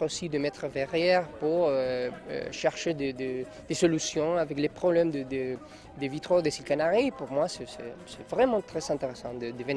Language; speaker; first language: French; non-native, learner; Spanish